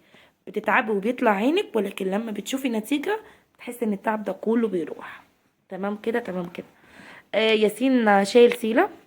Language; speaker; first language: Arabic; native; Arabic